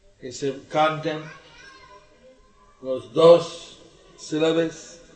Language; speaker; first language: Spanish; non-native, learner; English